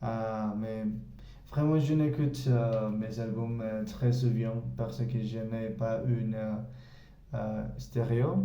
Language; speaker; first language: French; non-native, learner; Spanish